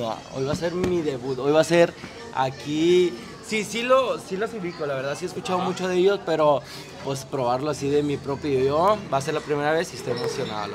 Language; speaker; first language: Spanish; native; Spanish